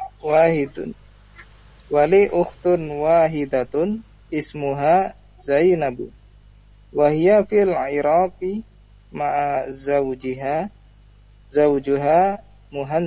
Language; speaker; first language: Arabic; non-native, learner; Indonesian